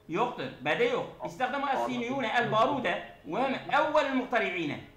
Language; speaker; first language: Arabic; non-native, fluent; Turkish